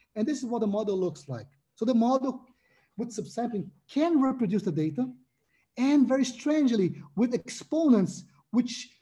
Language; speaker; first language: English; non-native, fluent; Portuguese